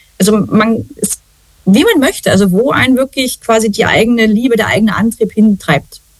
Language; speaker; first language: German; native; German